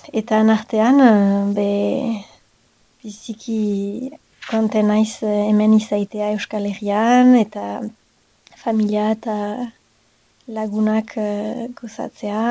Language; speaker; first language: Basque; non-native, local second language; French